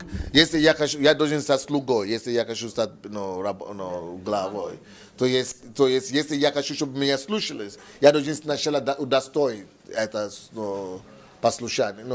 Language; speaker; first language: Russian; non-native, learner; Yoruba